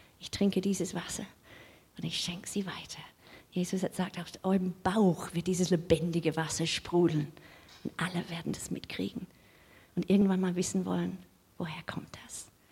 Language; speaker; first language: German; non-native, fluent; English